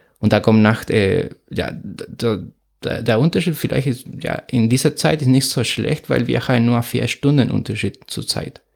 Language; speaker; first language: German; non-native, fluent; Spanish